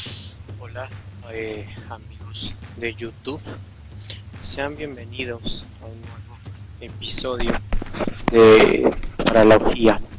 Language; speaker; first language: Spanish; native; Spanish